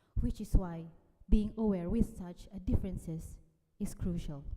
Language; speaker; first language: English; non-native, learner; Indonesian